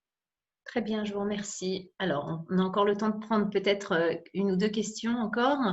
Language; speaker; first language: French; native; French